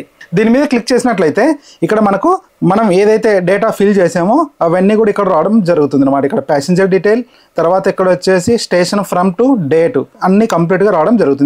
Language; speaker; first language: Telugu; native; Telugu